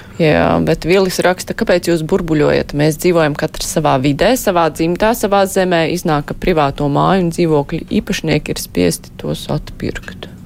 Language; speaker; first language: Latvian; native; Latvian